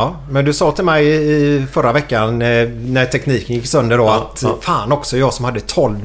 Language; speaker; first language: Swedish; native; Swedish